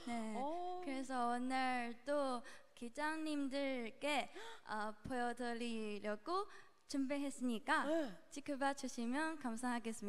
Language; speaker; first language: Korean; non-native, fluent; Chinese